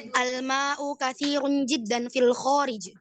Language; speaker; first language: Arabic; non-native, learner; Indonesian